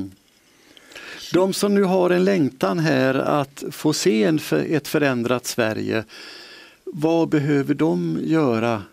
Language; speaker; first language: Swedish; native; Swedish